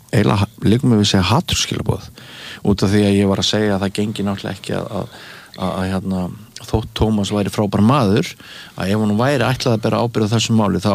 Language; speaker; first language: Icelandic; native; Icelandic